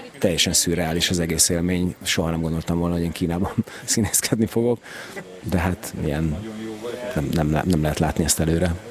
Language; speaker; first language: Hungarian; native; Hungarian